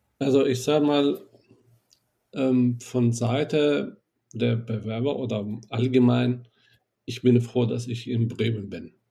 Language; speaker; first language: German; non-native, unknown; Arabic